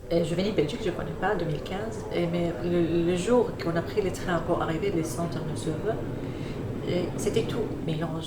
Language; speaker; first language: French; non-native, learner; Arabic